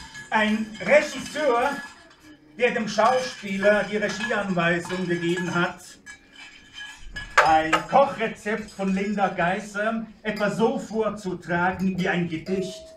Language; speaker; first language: German; native; German